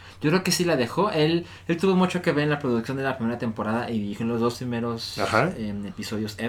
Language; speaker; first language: Spanish; native; Spanish